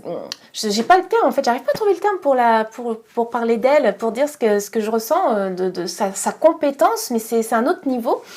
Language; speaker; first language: French; native; French